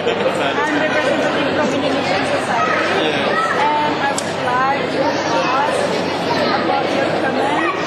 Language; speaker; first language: English; non-native, learner; Indonesian